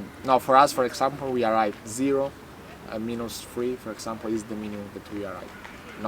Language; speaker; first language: English; non-native, learner; Italian